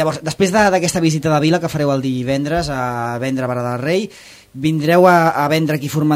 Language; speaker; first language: Catalan; native; Catalan